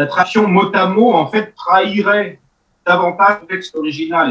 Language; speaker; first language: French; native; French